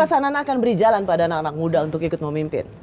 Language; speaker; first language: Indonesian; native; Indonesian